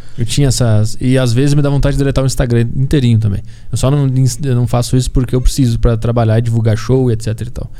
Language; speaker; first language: Portuguese; native; Portuguese